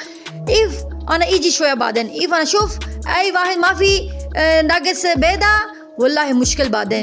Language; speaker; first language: Arabic; non-native, learner; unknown